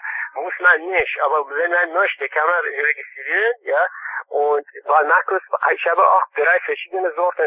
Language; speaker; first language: German; non-native, fluent; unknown